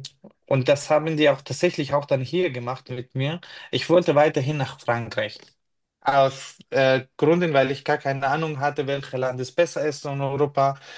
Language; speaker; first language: German; non-native, fluent; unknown